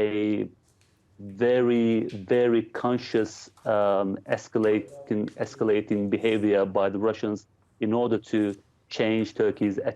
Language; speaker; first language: English; non-native, fluent; Turkish